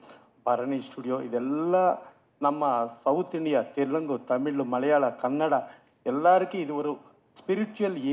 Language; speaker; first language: Tamil; non-native, local second language; Telugu